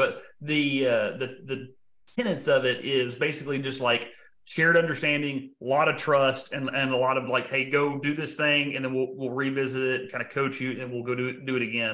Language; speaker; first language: English; native; English